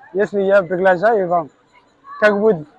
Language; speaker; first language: Russian; non-native, learner; Somali